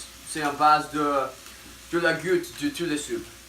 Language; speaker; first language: French; non-native, learner; English